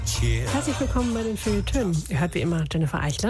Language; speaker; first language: German; native; German